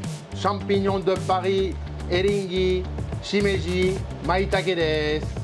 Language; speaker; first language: Japanese; non-native, fluent; French